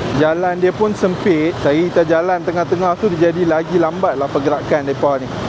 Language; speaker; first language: Malay; non-native, local second language; Tamil